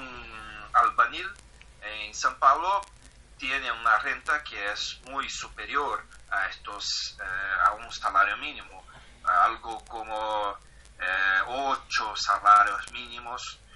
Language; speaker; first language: Spanish; non-native, fluent; Portuguese